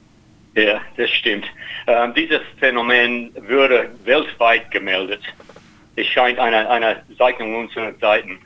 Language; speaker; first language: German; non-native, learner; English